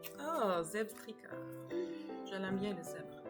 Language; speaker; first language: French; native; French